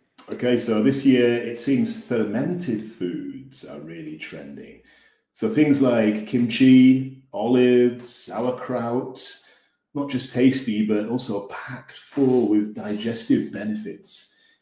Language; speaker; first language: English; native; English